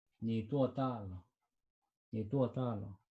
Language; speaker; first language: Chinese; non-native, fluent; Korean